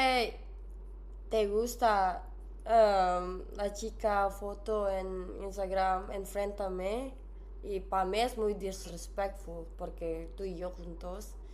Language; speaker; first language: Spanish; non-native, learner; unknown